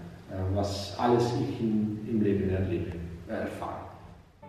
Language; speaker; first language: German; non-native, fluent; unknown